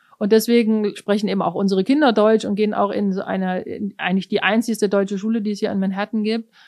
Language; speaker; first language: German; native; German